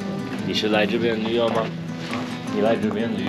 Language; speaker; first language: Chinese; non-native, fluent; English